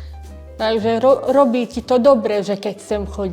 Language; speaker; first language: Slovak; non-native, local second language; Hungarian